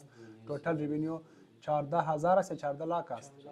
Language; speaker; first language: Persian; native; Persian